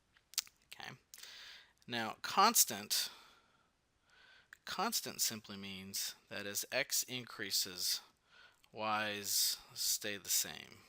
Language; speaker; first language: English; native; English